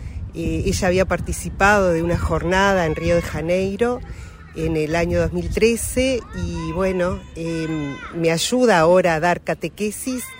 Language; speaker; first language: Spanish; native; Spanish